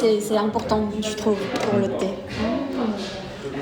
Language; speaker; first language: French; non-native, fluent; Korean